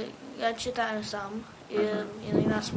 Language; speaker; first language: Russian; early bilingual, heritage; Russian